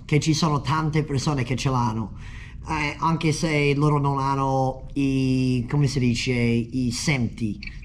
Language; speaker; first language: Italian; non-native, fluent; English